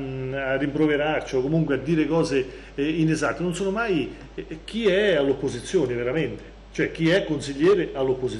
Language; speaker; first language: Italian; native; Italian